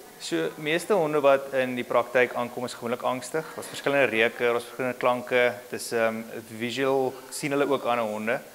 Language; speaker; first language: Afrikaans; native; Afrikaans